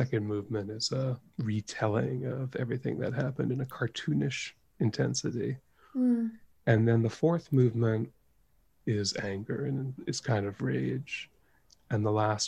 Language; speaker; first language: English; native; English